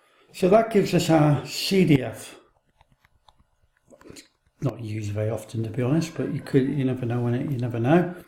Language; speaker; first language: English; native; English